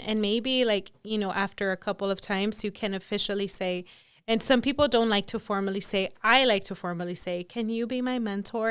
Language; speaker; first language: English; early bilingual, other home language; Spanish